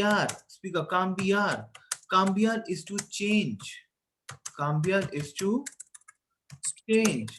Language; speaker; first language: English; non-native, local second language; Hindi